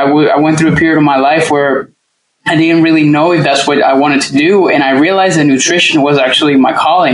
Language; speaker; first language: English; non-native, fluent; Spanish